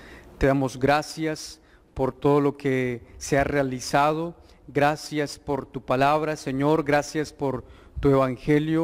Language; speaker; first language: Spanish; native; Spanish